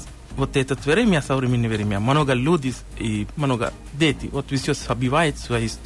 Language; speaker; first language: Russian; non-native, learner; Sinhala